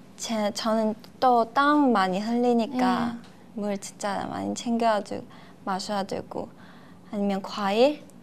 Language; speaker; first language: Korean; non-native, fluent; Chinese